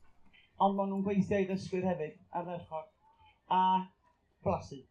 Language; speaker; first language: Welsh; native; Welsh